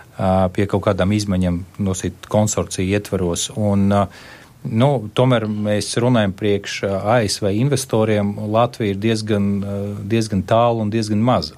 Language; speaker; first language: Latvian; native; Latvian